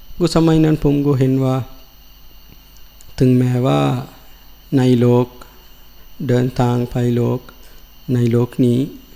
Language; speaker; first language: Thai; non-native, learner; Sinhala